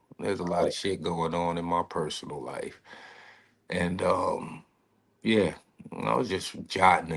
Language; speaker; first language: English; native; English